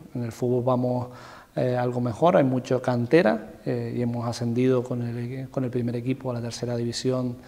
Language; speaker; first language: Spanish; native; Spanish